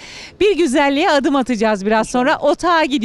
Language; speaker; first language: Turkish; native; Turkish